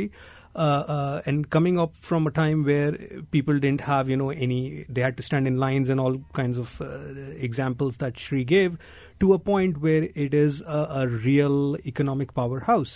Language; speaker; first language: English; non-native, local second language; Hindi